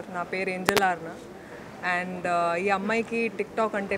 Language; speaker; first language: Telugu; non-native, local second language; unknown